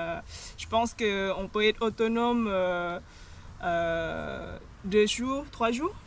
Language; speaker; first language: French; non-native, learner; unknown